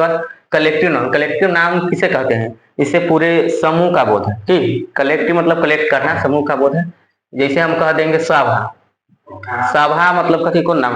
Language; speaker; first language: Hindi; non-native, local second language; Bhojpuri